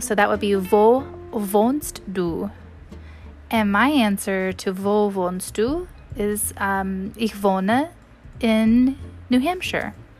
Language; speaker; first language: German; non-native, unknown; English